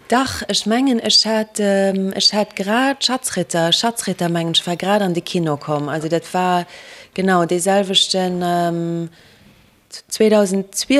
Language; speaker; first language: Luxembourgish; native; Luxembourgish